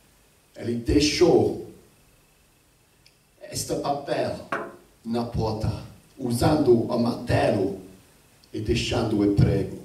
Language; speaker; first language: Portuguese; non-native, fluent; English